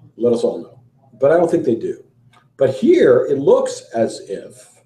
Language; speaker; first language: English; native; English